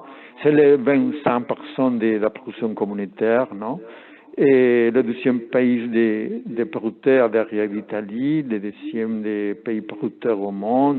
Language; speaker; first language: French; non-native, learner; Spanish